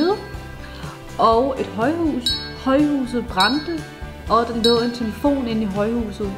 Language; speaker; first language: Danish; native; Danish